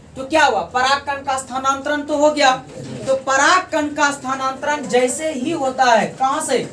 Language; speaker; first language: Hindi; native; Hindi